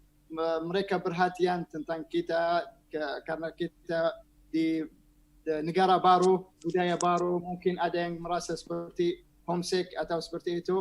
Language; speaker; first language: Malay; non-native, learner; Arabic